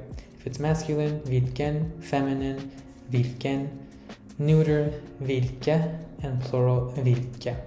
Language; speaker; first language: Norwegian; non-native, learner; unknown